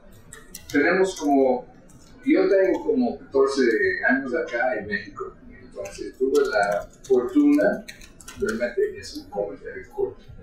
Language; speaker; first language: Spanish; non-native, fluent; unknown